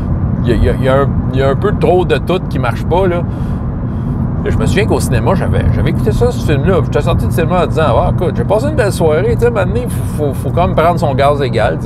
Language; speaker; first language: French; native; French